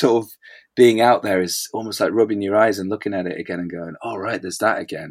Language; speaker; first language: English; native; English